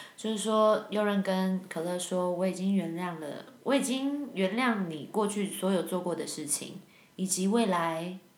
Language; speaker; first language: Chinese; native; Chinese